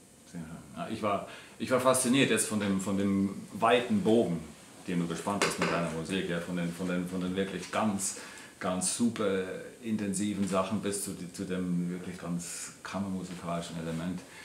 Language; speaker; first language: German; native; German